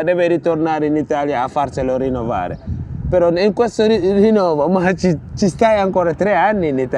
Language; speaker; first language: Italian; non-native, fluent; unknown